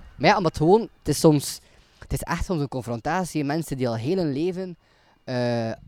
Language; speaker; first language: Dutch; native; Dutch